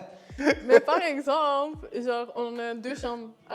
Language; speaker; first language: French; native; French